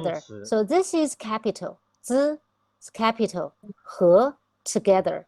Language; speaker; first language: English; non-native, fluent; Chinese